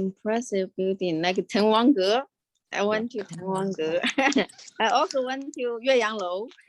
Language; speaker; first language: English; non-native, learner; Chinese